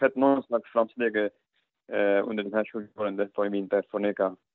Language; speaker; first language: Swedish; non-native, fluent; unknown